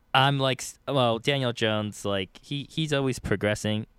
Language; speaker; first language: English; native; English